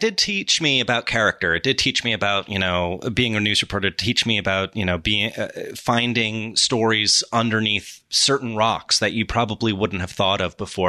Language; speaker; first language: English; native; English